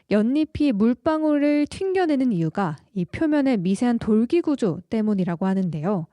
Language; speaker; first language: Korean; native; Korean